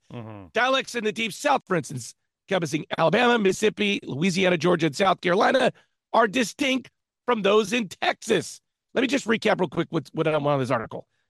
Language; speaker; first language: English; native; English